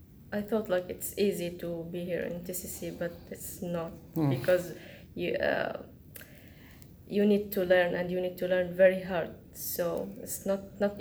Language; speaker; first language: English; non-native, learner; Arabic